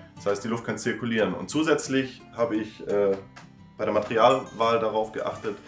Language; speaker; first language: German; non-native, fluent; Danish